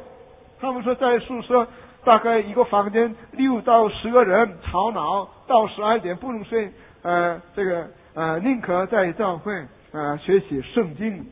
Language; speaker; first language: Chinese; non-native, fluent; Korean